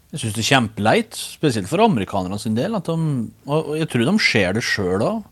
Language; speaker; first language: Norwegian; native; Norwegian